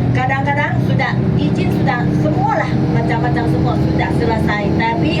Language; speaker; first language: Indonesian; non-native, learner; Thai